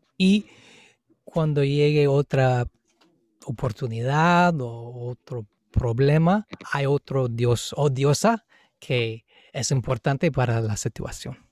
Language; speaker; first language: Spanish; non-native, fluent; English